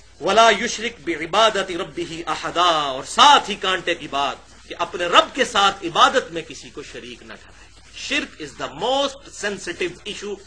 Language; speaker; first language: Urdu; non-native, local second language; Punjabi